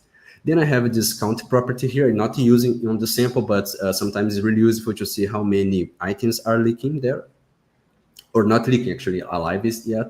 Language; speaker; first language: English; non-native, fluent; Spanish